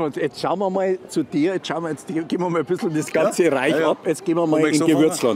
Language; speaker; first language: German; native; German